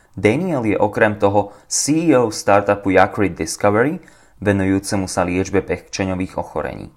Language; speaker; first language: English; non-native, fluent; Slovak